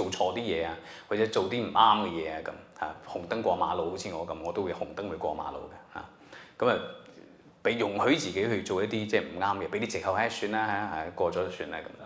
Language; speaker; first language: Cantonese; native; Cantonese